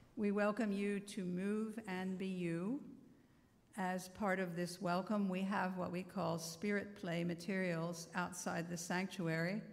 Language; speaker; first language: English; native; English